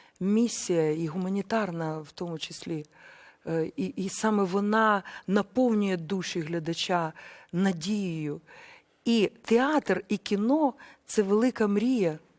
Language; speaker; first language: Ukrainian; native; Ukrainian